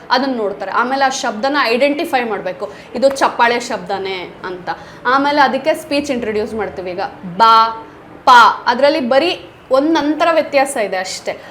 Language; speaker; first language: Kannada; native; Kannada